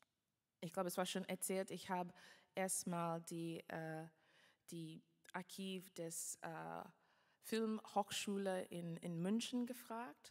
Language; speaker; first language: German; non-native, fluent; English